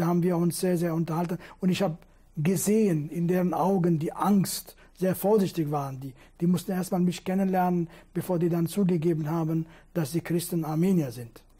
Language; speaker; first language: German; non-native, fluent; Kurdish